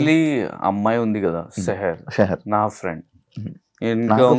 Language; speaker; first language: Telugu; non-native, learner; Hindi